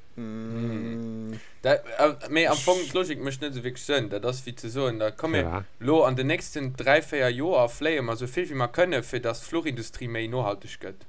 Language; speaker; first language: Luxembourgish; native; Luxembourgish